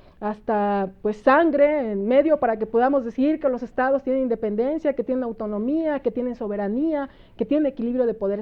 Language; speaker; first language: Spanish; native; Spanish